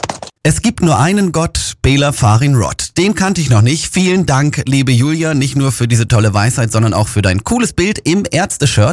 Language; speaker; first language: German; native; German